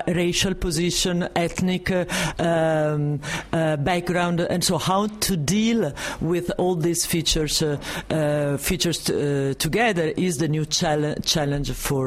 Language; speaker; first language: English; non-native, fluent; Italian